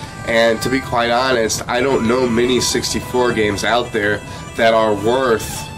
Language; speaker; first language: English; native; English